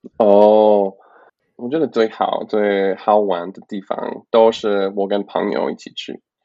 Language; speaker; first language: Chinese; non-native, learner; English